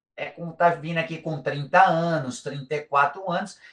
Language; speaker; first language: Portuguese; native; Portuguese